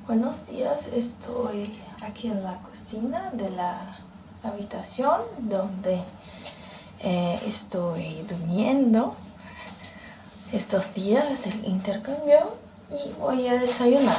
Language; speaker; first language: Spanish; non-native, learner; Portuguese